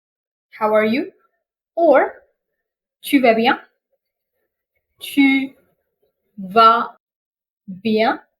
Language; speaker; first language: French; non-native, fluent; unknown